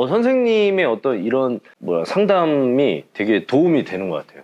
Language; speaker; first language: Korean; native; Korean